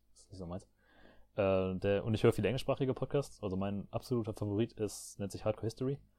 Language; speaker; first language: German; native; German